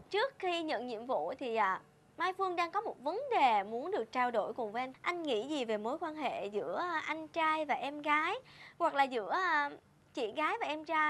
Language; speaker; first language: Vietnamese; native; Vietnamese